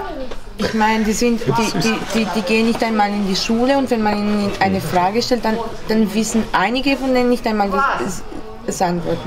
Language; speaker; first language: German; non-native, fluent; Romanian